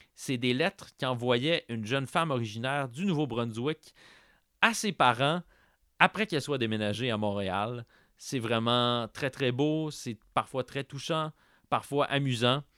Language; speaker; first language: French; native; French